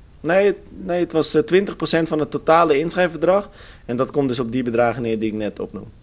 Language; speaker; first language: Dutch; native; Dutch